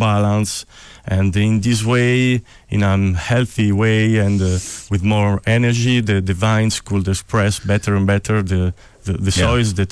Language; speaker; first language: English; non-native, fluent; Italian